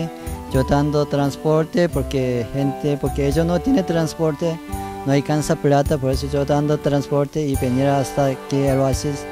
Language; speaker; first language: Spanish; non-native, learner; Korean